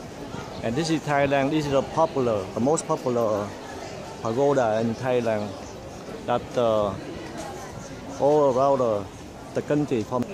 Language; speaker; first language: English; non-native, learner; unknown